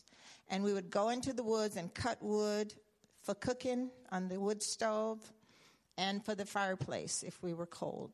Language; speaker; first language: English; native; English